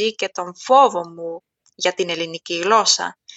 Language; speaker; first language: Greek; non-native, fluent; German